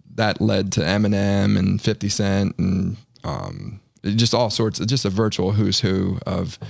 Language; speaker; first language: English; native; English